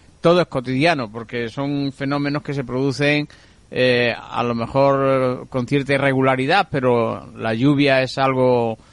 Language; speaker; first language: Spanish; native; Spanish